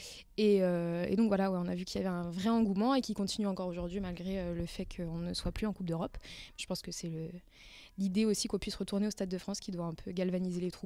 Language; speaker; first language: French; native; French